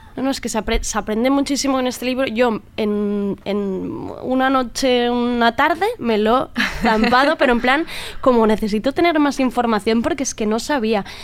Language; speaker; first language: Spanish; native; Spanish